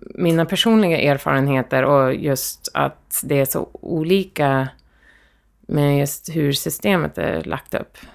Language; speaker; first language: Swedish; early bilingual, heritage; Swedish